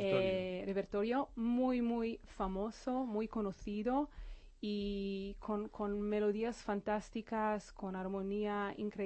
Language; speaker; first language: Spanish; non-native, fluent; Hebrew